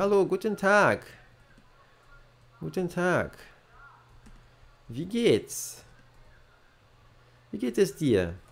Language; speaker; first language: German; non-native, learner; Portuguese